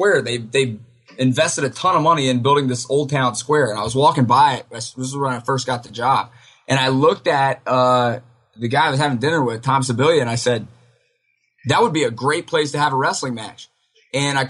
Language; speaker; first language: English; native; English